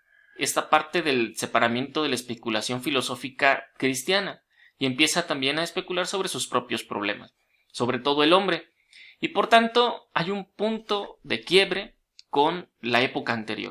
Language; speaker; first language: Spanish; native; Spanish